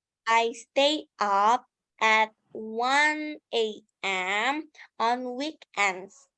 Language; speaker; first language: English; non-native, learner; Indonesian